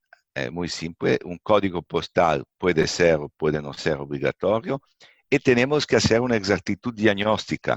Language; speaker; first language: Spanish; non-native, fluent; Italian